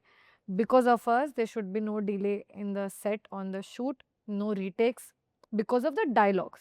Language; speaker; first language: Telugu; non-native, fluent; Hindi